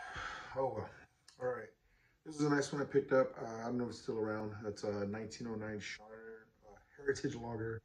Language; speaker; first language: English; native; English